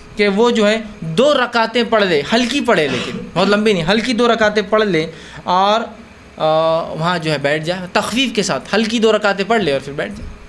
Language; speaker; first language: Urdu; native; Urdu